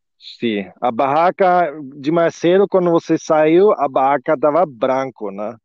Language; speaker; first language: Portuguese; non-native, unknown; German